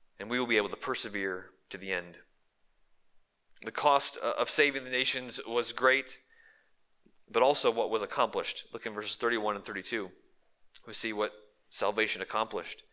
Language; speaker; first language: English; native; English